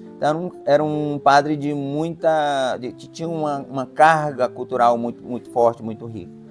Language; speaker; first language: Portuguese; native; Portuguese